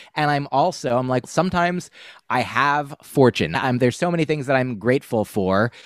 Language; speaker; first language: English; native; English